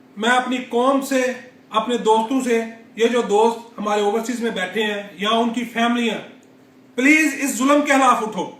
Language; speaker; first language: Urdu; non-native, local second language; Punjabi